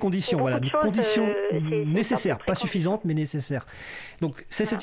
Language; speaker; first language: French; native; French